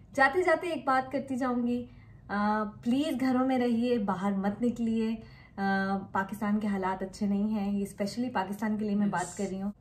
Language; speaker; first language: Urdu; native; Urdu